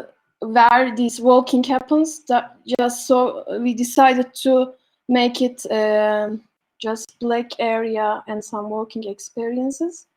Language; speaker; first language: English; non-native, learner; Turkish